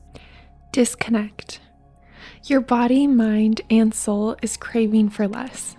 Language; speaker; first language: English; native; English